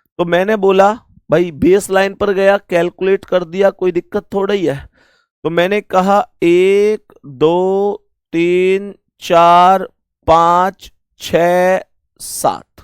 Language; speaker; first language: Hindi; native; Hindi